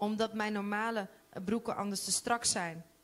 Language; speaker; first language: Dutch; native; Dutch